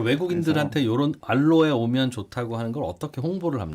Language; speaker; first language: Korean; native; Korean